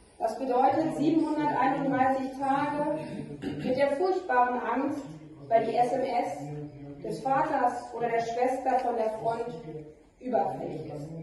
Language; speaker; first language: German; native; German